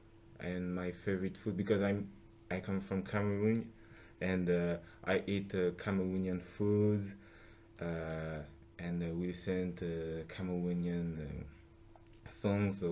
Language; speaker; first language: English; non-native, local second language; French